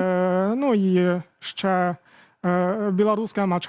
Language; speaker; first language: Belarusian; non-native, fluent; Chinese